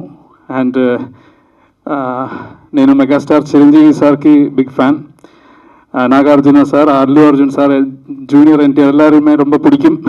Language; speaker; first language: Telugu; non-native, learner; Malayalam